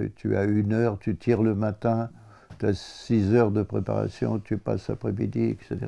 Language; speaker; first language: French; native; French